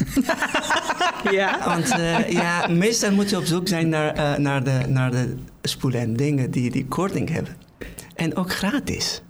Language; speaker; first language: Dutch; non-native, fluent; Persian